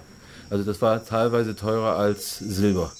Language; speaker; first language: German; native; German